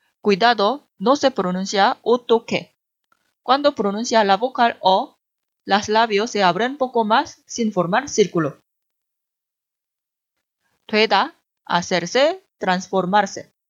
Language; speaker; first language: Spanish; non-native, fluent; Korean